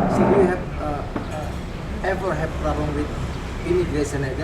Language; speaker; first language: English; non-native, learner; Indonesian